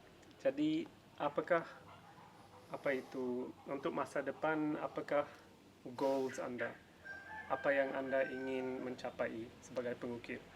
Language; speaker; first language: Indonesian; non-native, fluent; English